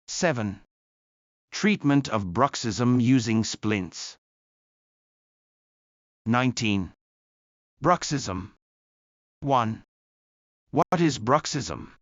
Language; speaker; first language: English; non-native, fluent; Japanese